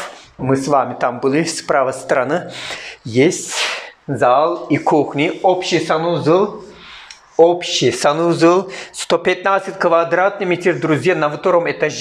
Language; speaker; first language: Russian; non-native, learner; Turkish